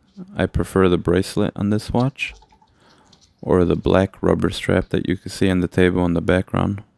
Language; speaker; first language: English; native; English